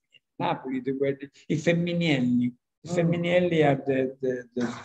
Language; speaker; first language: English; non-native, fluent; Italian